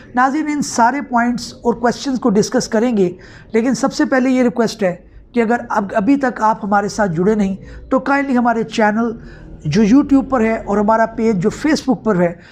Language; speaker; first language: Urdu; non-native, local second language; Punjabi